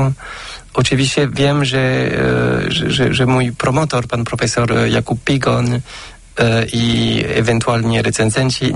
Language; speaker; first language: Polish; non-native, fluent; French